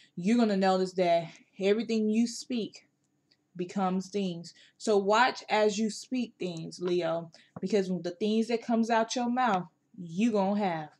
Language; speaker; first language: English; native; English